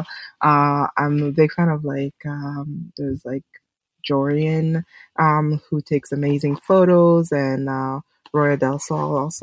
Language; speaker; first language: English; native; English